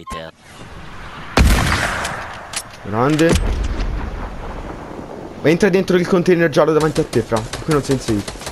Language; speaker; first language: Italian; native; Italian